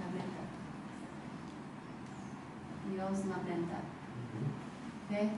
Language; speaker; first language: Spanish; non-native, learner; English